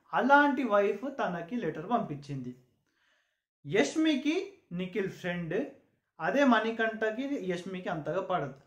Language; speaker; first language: Telugu; non-native, local second language; Urdu